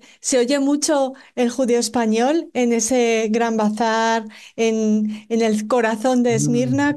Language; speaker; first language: Spanish; native; Spanish